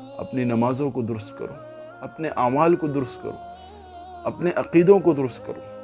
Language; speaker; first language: Urdu; non-native, local second language; Pashto